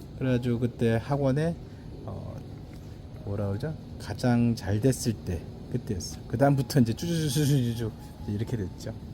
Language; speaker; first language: Korean; native; Korean